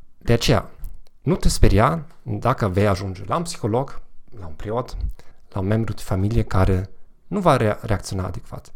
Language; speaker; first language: Romanian; non-native, fluent; German